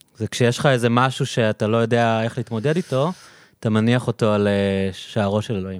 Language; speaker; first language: Hebrew; native; Hebrew